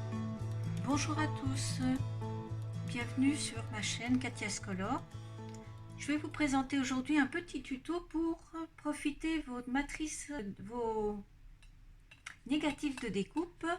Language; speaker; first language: French; native; French